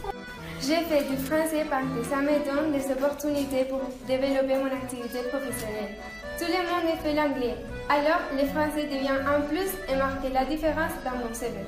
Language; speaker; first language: French; non-native, learner; Spanish